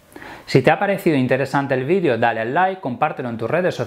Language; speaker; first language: Spanish; native; Spanish